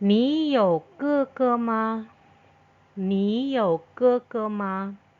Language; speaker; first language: Chinese; non-native, fluent; Indonesian